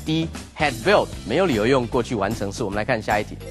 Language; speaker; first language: Chinese; native; Chinese